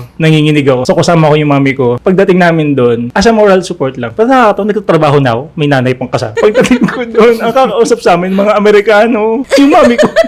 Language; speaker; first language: Filipino; native; Filipino